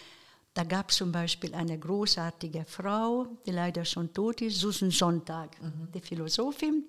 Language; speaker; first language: German; non-native, fluent; Hungarian